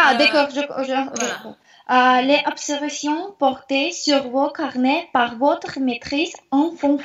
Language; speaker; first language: French; non-native, learner; Russian